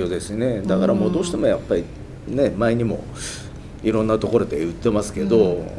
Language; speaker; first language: Japanese; native; Japanese